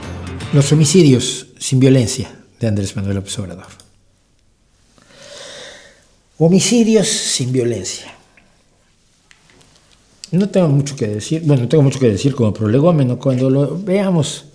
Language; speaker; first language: Spanish; native; Spanish